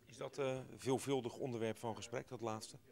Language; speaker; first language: Dutch; native; Dutch